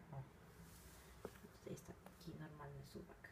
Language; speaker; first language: Polish; non-native, fluent; Italian